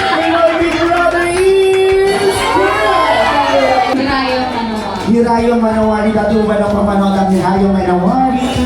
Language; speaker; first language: Filipino; native; Filipino